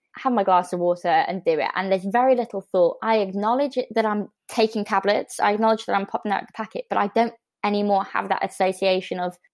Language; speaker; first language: English; native; English